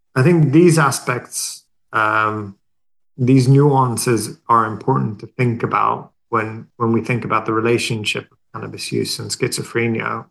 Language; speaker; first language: English; non-native, fluent; Swedish